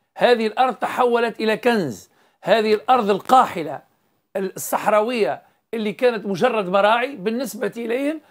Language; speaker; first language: Arabic; native; Arabic